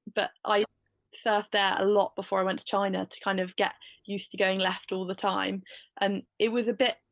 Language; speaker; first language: English; native; English